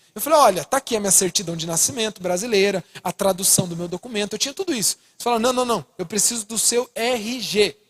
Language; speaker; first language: Portuguese; early bilingual, other home language; Spanish